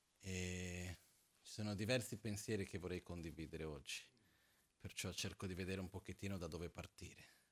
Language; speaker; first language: Italian; non-native, fluent; Portuguese